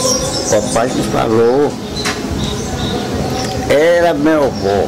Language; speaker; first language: Portuguese; non-native, local second language; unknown